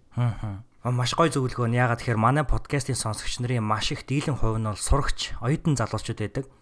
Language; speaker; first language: Mongolian; native; Mongolian